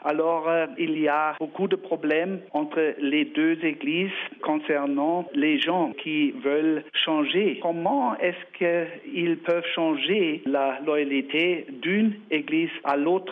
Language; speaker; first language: French; non-native, learner; German